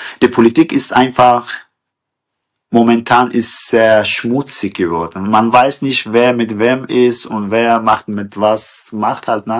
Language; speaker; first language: German; non-native, learner; Kurdish